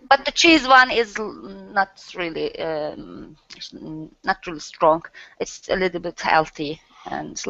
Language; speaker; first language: English; non-native, learner; Turkish